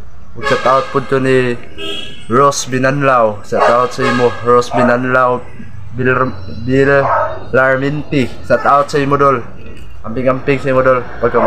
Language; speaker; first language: Filipino; non-native, local second language; Cebuano